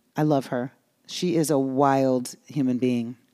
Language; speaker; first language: English; native; English